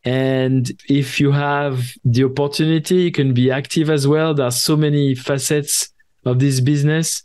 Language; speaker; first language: English; non-native, fluent; French